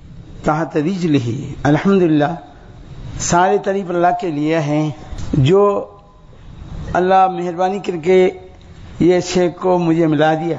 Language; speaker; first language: Hindi; non-native, learner; Bangla